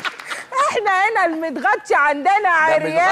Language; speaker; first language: Arabic; native; Arabic